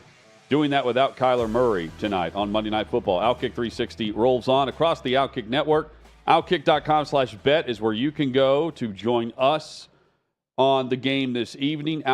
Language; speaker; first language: English; native; English